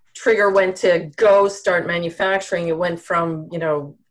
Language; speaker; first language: English; native; English